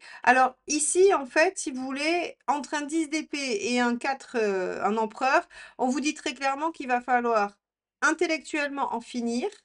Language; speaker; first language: French; native; French